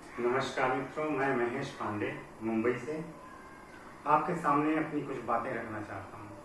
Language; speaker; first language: Hindi; native; Hindi